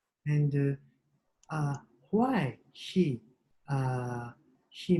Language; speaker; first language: English; non-native, learner; Japanese